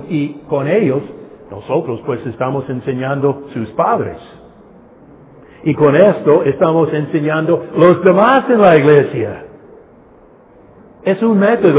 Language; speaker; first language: Spanish; non-native, fluent; English